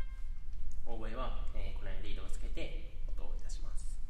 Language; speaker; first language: Japanese; native; Japanese